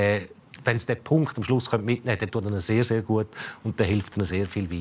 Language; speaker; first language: German; native; German